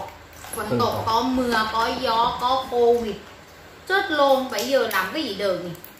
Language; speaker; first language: Vietnamese; non-native, learner; Thai